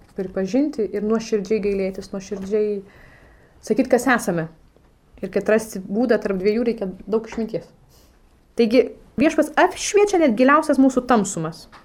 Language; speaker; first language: Lithuanian; non-native, fluent; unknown